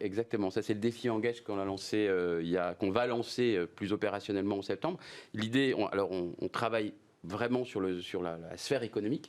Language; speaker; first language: French; native; French